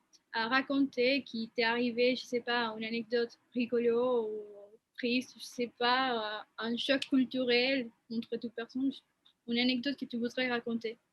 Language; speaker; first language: French; non-native, fluent; Spanish